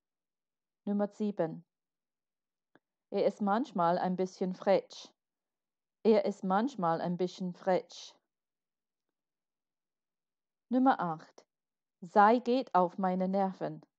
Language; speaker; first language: German; non-native, fluent; English